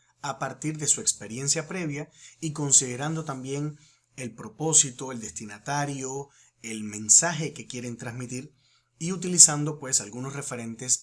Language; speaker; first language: Spanish; native; Spanish